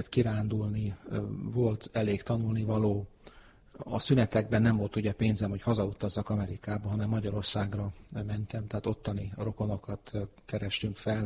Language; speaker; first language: Hungarian; early bilingual, heritage; Hungarian